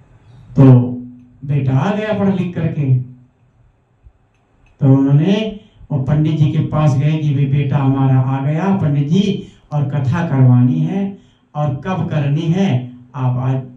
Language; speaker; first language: Hindi; native; Hindi